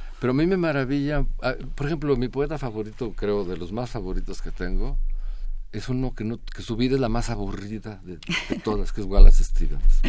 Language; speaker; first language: Spanish; native; Spanish